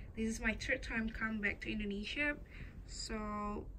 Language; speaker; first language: English; non-native, learner; Indonesian